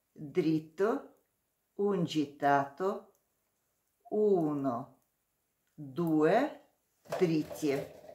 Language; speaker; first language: Italian; non-native, learner; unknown